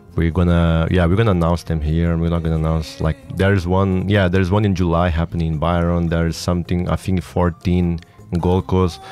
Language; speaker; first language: English; non-native, fluent; Portuguese